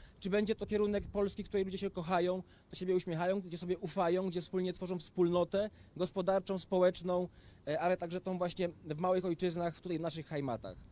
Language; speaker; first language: Polish; native; Polish